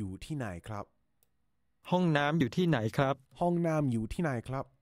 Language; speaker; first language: Thai; non-native, learner; English